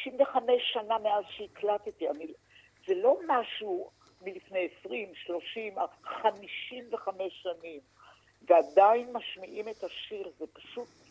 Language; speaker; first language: Hebrew; native; Hebrew